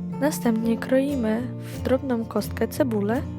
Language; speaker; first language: Polish; non-native, fluent; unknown